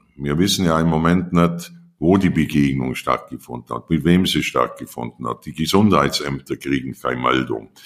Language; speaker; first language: German; native; German